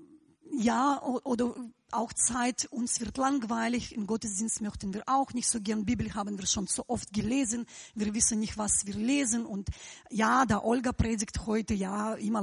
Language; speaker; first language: German; non-native, fluent; Russian